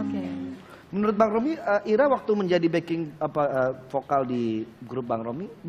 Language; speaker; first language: Indonesian; native; Indonesian